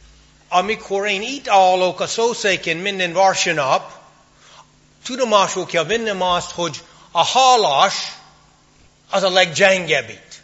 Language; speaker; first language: Hungarian; non-native, fluent; English